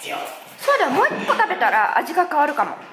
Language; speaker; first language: Japanese; native; Japanese